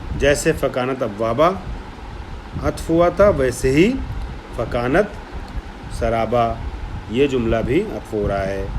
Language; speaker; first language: Urdu; native; Urdu